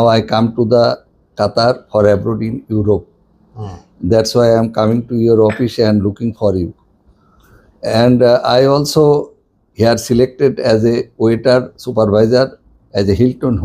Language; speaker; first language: English; non-native, learner; Bangla